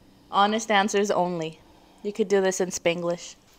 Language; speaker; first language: English; early bilingual, other home language; Spanish